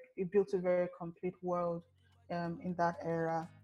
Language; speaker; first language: English; non-native, local second language; Yoruba